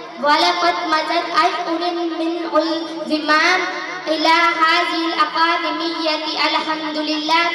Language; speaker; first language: Arabic; non-native, learner; Urdu